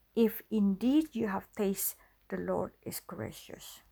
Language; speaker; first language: English; non-native, fluent; Indonesian